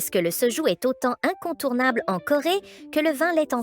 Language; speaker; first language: French; native; French